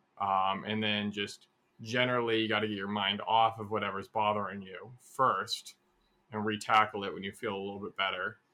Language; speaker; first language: English; native; English